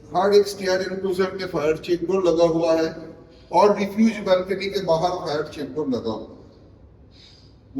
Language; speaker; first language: Hindi; non-native, local second language; Bangla